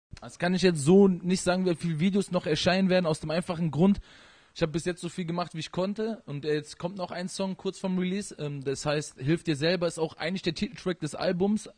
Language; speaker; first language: German; early bilingual, other home language; Persian